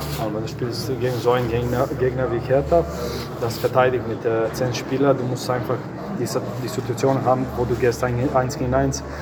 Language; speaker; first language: German; non-native, fluent; Croatian